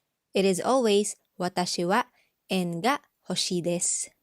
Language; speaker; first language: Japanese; non-native, fluent; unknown